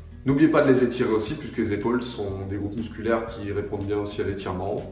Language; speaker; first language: French; native; French